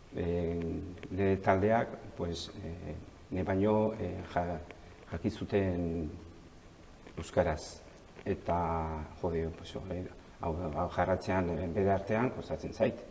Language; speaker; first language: Basque; non-native, local second language; Spanish